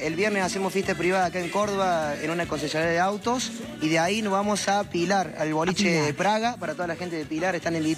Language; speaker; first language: Spanish; native; Spanish